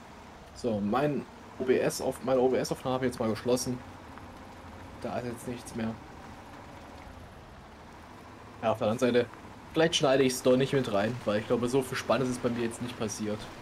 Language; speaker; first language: German; native; German